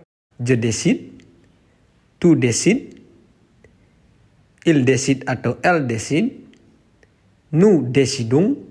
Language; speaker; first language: French; non-native, fluent; Indonesian